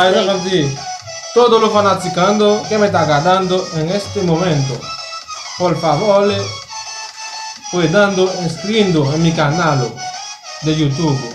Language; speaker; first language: Spanish; non-native, learner; Haitian Creole